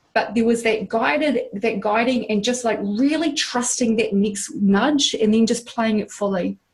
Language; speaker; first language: English; native; English